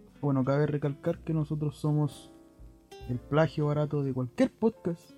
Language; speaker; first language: Spanish; native; Spanish